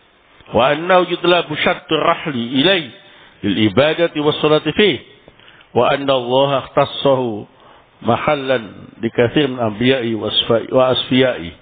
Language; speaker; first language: Arabic; non-native, fluent; Indonesian